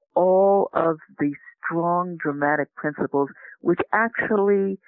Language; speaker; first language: English; native; English